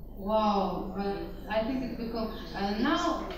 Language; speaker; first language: English; non-native, learner; Russian